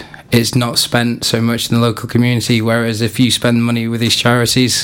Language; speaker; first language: English; native; English